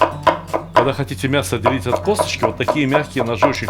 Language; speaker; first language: Russian; native; Russian